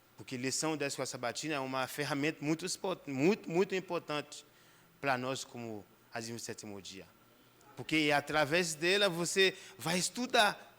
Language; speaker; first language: Portuguese; non-native, fluent; Haitian Creole